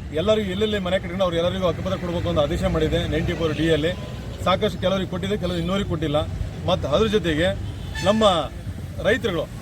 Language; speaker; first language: Kannada; native; Kannada